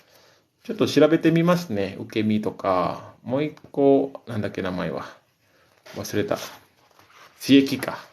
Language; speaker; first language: Japanese; non-native, fluent; Indonesian